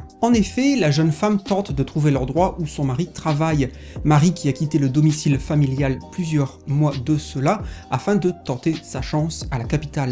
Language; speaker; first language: French; native; French